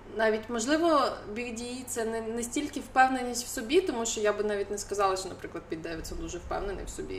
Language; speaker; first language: Ukrainian; non-native, local second language; Russian